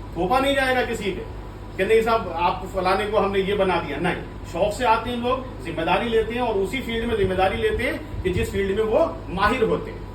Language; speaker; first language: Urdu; native; Urdu